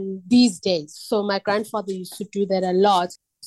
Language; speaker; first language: English; non-native, local second language; Zulu